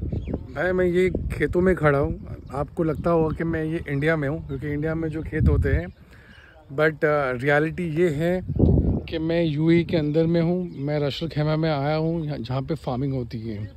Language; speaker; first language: Hindi; native; Hindi